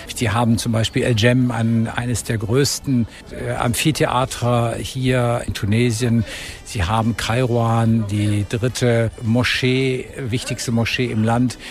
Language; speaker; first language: German; native; German